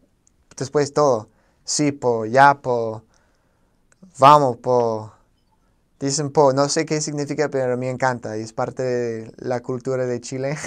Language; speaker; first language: Spanish; non-native, fluent; English